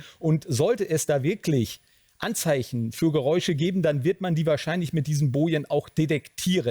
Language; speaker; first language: German; native; German